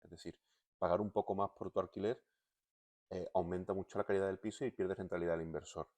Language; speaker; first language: Spanish; native; Spanish